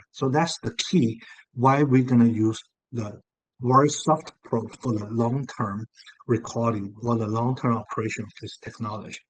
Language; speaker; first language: English; non-native, fluent; Chinese